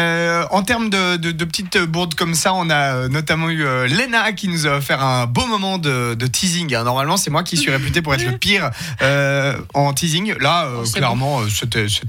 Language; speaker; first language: French; native; French